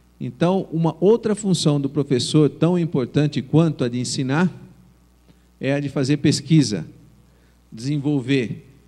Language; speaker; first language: Portuguese; native; Portuguese